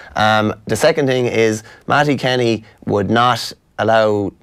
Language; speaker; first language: English; native; English